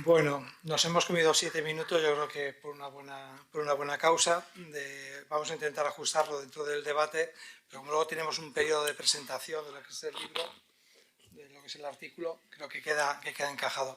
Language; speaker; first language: Spanish; native; Spanish